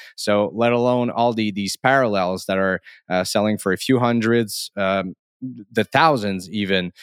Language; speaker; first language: English; non-native, fluent; French